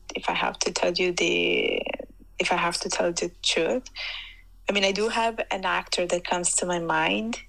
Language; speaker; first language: English; early bilingual, heritage; Italian